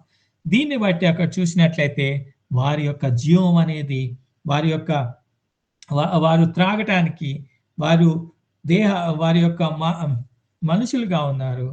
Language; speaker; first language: Telugu; native; Telugu